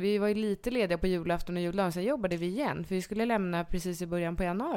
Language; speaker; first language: Swedish; native; Swedish